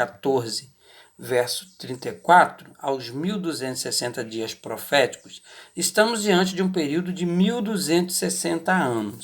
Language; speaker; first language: Portuguese; native; Portuguese